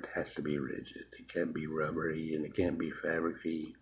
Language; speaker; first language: English; native; English